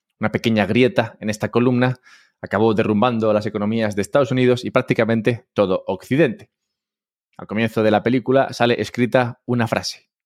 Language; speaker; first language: Spanish; native; Spanish